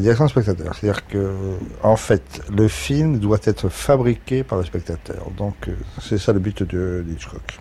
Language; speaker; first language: French; native; French